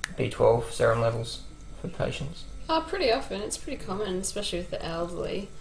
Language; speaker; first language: English; native; English